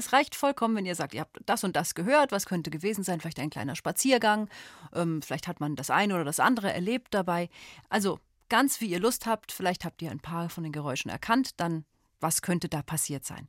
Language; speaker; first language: German; native; German